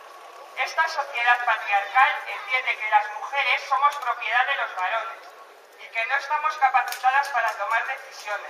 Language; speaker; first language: Spanish; native; Spanish